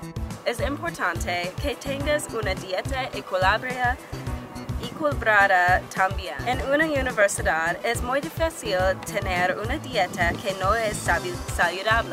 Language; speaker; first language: Spanish; non-native, learner; English